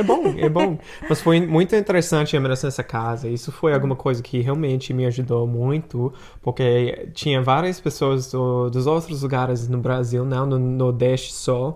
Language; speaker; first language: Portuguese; non-native, fluent; English